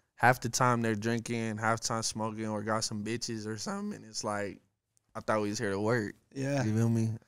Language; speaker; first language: English; native; English